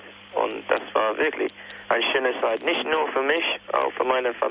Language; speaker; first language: German; non-native, fluent; English